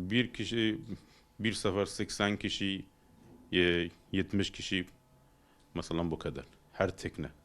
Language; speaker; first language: Turkish; non-native, learner; Persian